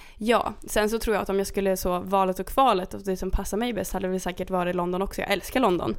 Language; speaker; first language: Swedish; native; Swedish